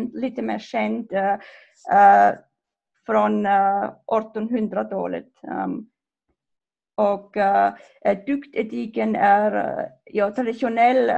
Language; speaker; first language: Swedish; non-native, fluent; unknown